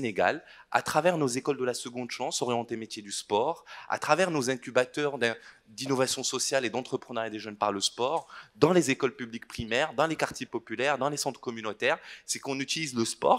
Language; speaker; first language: French; non-native, local second language; Arabic